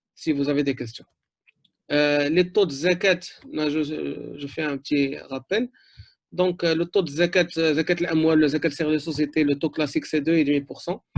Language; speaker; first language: French; non-native, local second language; Arabic